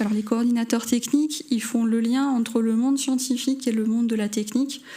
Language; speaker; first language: French; native; French